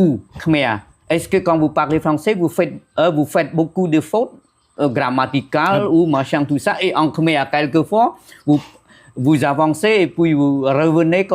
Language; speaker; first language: French; non-native, fluent; Khmer